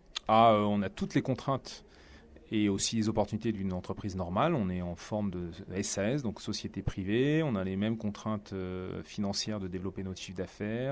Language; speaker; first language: French; native; French